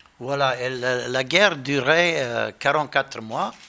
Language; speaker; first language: French; non-native, learner; Bosnian